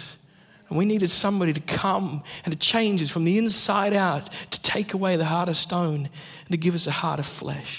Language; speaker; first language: English; native; English